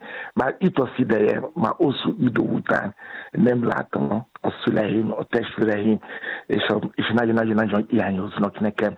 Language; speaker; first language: Hungarian; non-native, fluent; Yoruba